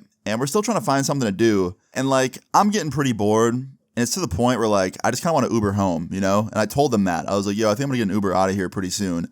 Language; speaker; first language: English; native; English